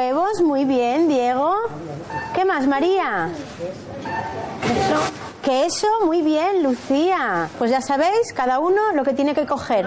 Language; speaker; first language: Spanish; native; Spanish